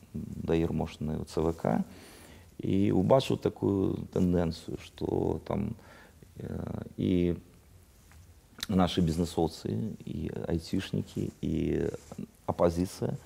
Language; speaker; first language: Belarusian; native; Belarusian